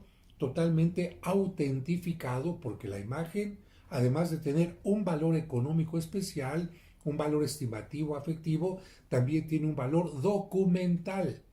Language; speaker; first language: Spanish; native; Spanish